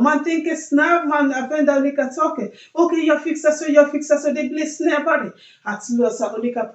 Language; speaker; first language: Swedish; non-native, learner; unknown